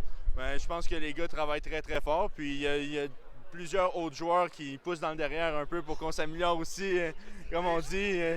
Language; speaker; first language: French; native; French